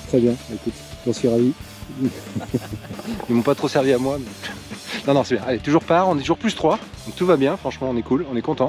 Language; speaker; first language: French; native; French